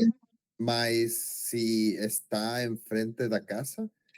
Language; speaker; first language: Portuguese; non-native, learner; Spanish